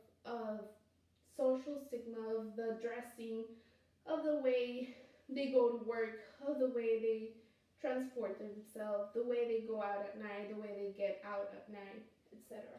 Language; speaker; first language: English; non-native, fluent; Spanish